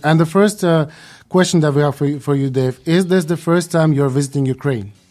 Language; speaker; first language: English; non-native, fluent; Ukrainian